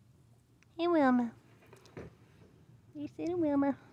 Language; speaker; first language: English; native; English